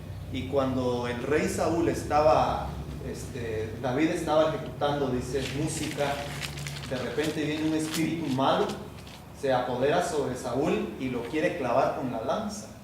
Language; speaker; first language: Spanish; native; Spanish